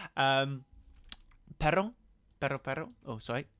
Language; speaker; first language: Spanish; non-native, fluent; English